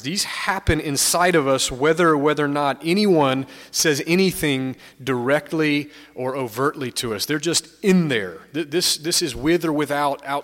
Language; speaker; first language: English; native; English